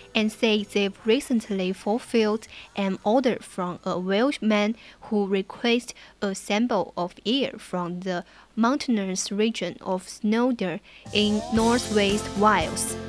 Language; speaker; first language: English; non-native, fluent; Chinese